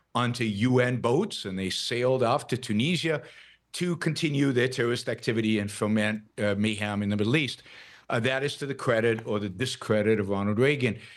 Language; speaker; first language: English; non-native, fluent; Hebrew